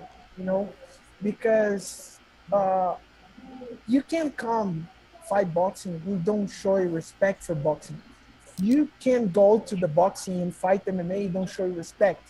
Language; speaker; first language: English; non-native, learner; Portuguese